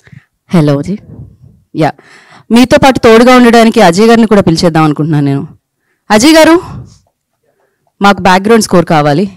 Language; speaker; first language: Telugu; native; Telugu